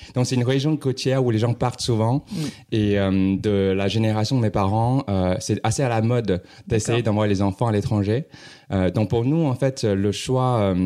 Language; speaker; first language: French; non-native, fluent; Chinese